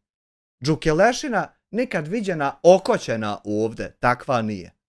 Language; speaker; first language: Bosnian; native; Bosnian